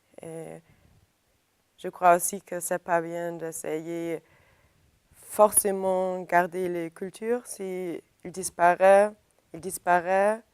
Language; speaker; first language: French; non-native, fluent; German